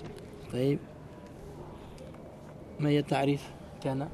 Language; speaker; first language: Arabic; non-native, fluent; French